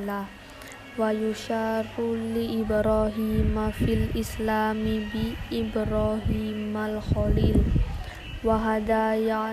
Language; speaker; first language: Arabic; non-native, learner; Indonesian